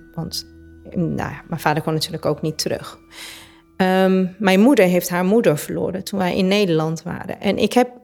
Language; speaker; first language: Dutch; early bilingual, other home language; Persian